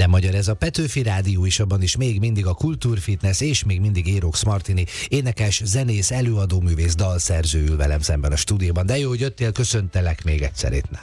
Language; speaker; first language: Hungarian; native; Hungarian